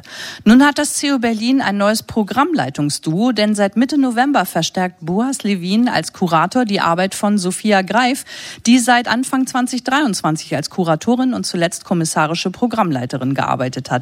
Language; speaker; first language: German; native; German